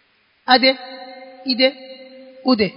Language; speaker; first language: Arabic; non-native, learner; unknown